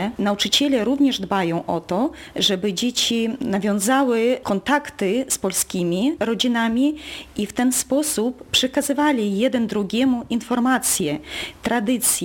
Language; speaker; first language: Polish; non-native, local second language; Russian